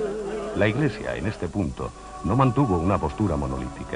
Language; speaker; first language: Spanish; native; Spanish